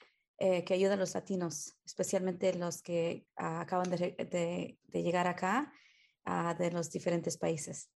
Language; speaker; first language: Spanish; early bilingual, heritage; Spanish